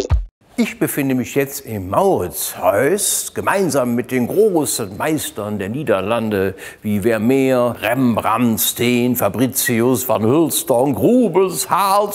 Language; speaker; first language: German; native; German